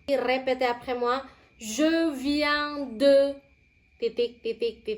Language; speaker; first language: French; non-native, fluent; Indonesian